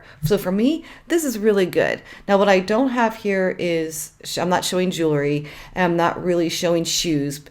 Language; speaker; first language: English; native; English